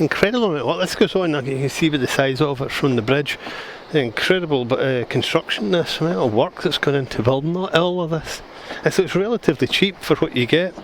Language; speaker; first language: English; native; English